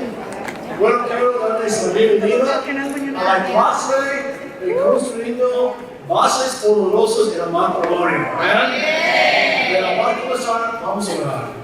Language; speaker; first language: Spanish; non-native, fluent; English